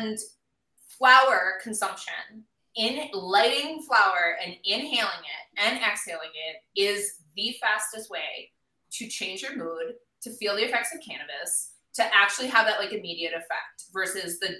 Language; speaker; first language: English; native; English